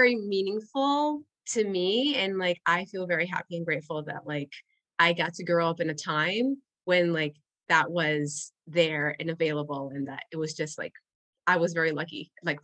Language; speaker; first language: English; non-native, fluent; Spanish